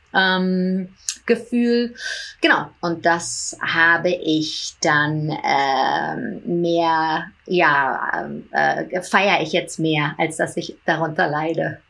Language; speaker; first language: German; early bilingual, heritage; German